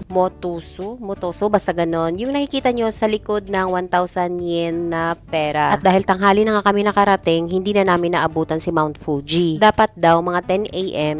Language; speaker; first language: Filipino; native; Filipino